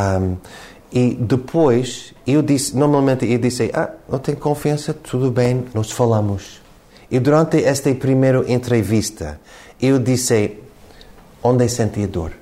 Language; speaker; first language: Portuguese; non-native, learner; English